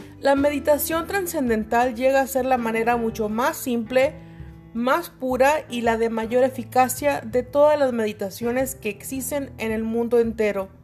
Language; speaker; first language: Spanish; native; Spanish